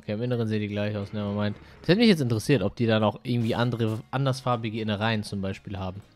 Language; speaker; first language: German; native; German